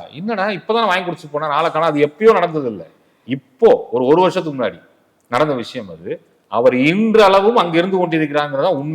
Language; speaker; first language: Tamil; native; Tamil